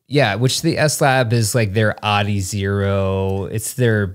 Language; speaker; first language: English; native; English